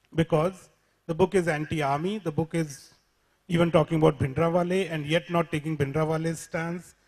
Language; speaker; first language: English; non-native, local second language; Punjabi